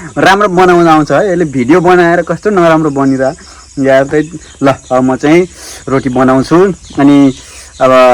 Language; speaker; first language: Nepali; non-native, local second language; Rana Tharu